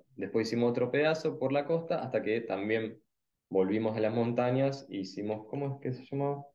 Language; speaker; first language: Spanish; native; Spanish